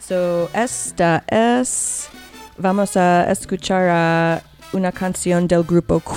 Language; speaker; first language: Spanish; non-native, learner; English